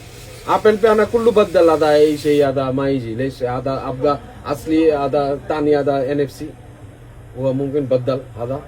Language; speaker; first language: Arabic; non-native, learner; Bangla